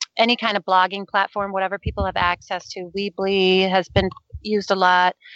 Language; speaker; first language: English; non-native, fluent; Danish